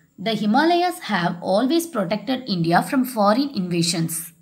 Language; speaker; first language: English; non-native, local second language; Tamil